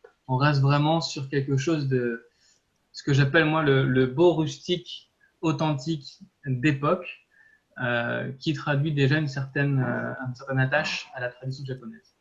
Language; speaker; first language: French; native; French